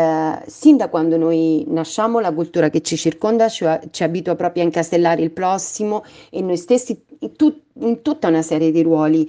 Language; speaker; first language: Italian; native; Italian